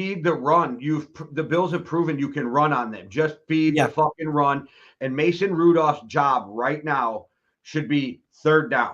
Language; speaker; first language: English; native; English